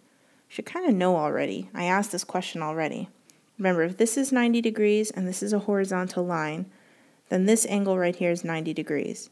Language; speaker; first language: English; native; English